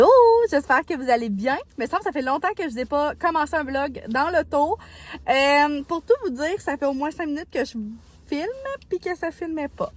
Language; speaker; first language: French; native; French